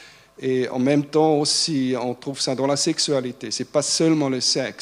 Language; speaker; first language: French; non-native, fluent; German